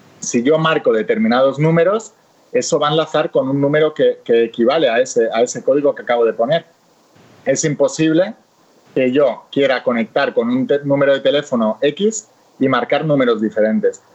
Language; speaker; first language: Spanish; native; Spanish